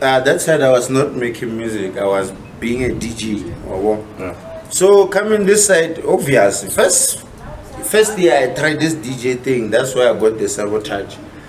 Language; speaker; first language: English; non-native, local second language; Northern Sotho